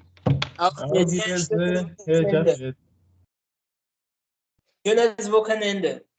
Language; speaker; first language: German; non-native, learner; French